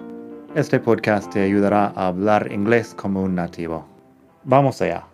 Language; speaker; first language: Spanish; non-native, fluent; English